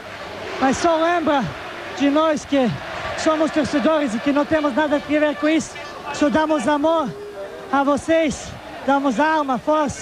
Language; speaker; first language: Portuguese; non-native, fluent; Serbian